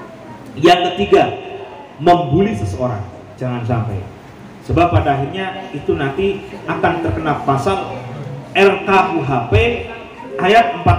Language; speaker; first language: Indonesian; non-native, local second language; Javanese